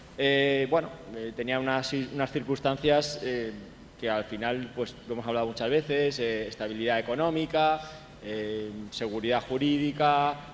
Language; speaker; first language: Spanish; native; Spanish